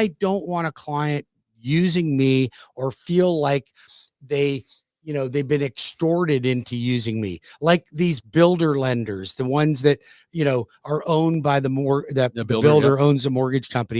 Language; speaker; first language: English; native; English